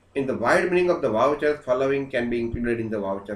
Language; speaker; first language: English; non-native, local second language; Gujarati